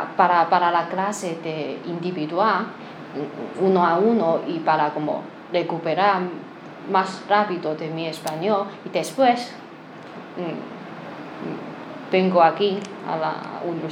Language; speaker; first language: Spanish; non-native, learner; Chinese